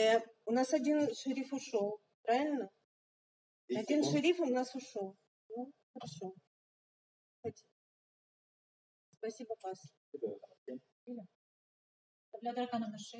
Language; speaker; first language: Russian; native; Russian